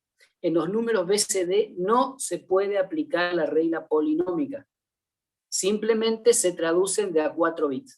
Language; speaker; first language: Spanish; native; Spanish